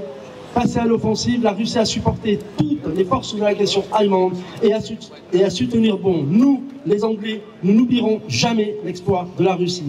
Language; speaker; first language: French; native; French